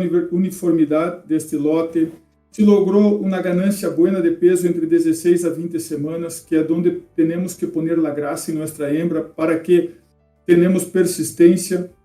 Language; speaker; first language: Spanish; non-native, fluent; Portuguese